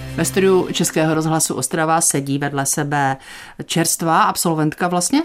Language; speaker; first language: Czech; native; Czech